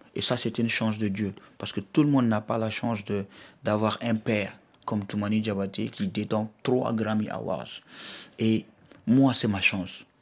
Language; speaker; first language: French; non-native, local second language; Bambara